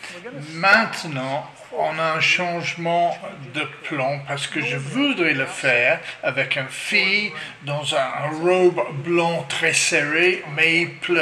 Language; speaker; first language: French; non-native, learner; English